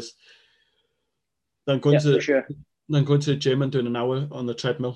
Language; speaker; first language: English; non-native, local second language; Welsh